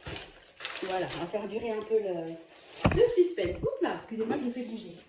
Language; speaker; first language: French; native; French